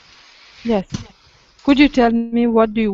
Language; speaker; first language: English; non-native, learner; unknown